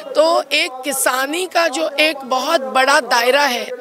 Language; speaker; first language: Hindi; non-native, local second language; Marathi